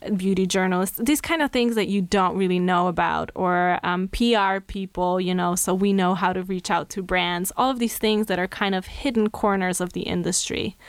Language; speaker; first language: English; non-native, fluent; Slovenian